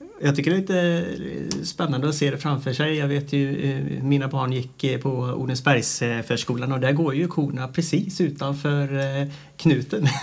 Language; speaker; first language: Swedish; native; Swedish